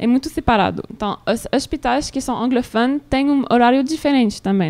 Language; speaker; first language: Portuguese; non-native, learner; French